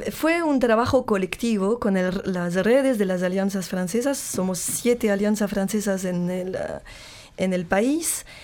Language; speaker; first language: Spanish; non-native, fluent; French